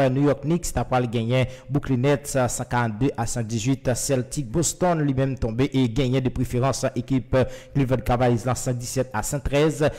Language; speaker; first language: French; non-native, local second language; Haitian Creole